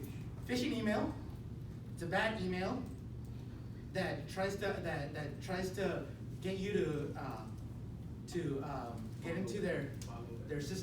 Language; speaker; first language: English; non-native, fluent; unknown